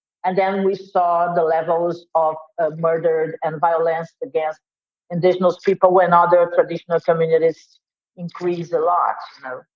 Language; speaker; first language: English; non-native, fluent; Portuguese